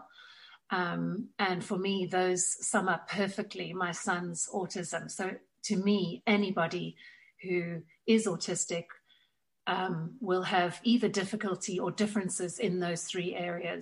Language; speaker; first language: English; native; English